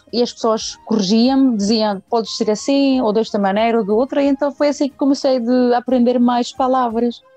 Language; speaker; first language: Portuguese; early bilingual, heritage; Portuguese